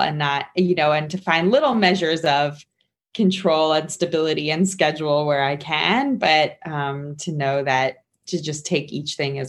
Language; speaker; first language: English; native; English